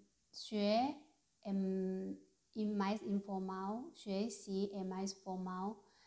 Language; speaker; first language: Portuguese; non-native, learner; Chinese